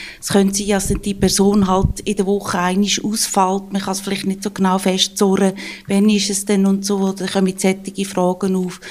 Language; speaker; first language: German; native; German